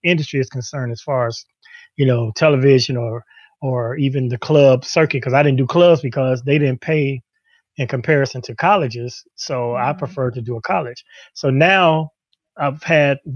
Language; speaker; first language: English; native; English